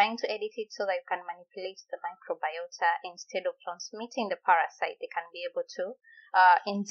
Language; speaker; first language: English; non-native, local second language; Gusii